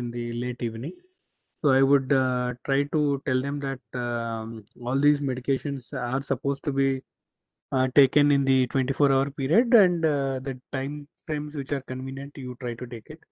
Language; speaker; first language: English; non-native, local second language; Telugu